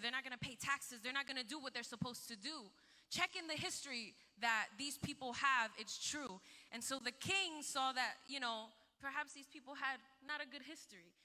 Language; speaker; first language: English; early bilingual, other home language; Spanish